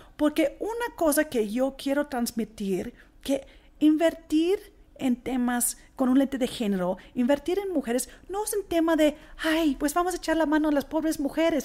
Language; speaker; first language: Spanish; non-native, fluent; English